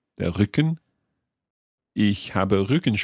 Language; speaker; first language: German; non-native, learner; English